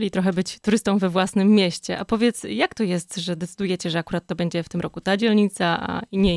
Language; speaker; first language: Polish; native; Polish